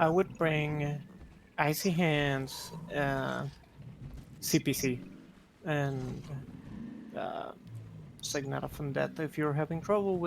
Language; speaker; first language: English; native; English